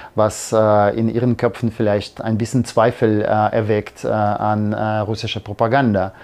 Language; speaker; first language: German; non-native, fluent; Russian